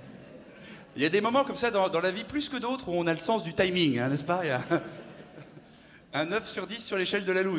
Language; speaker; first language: French; native; French